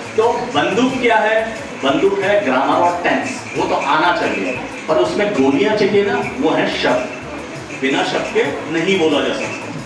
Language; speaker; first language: Hindi; native; Hindi